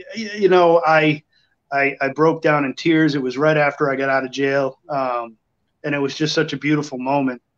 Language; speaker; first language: English; native; English